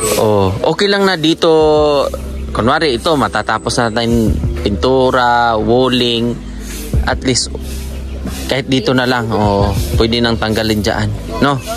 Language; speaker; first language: Filipino; non-native, local second language; Cebuano